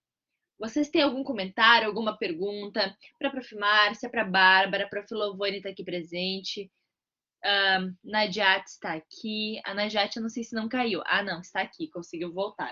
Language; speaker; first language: Portuguese; native; Portuguese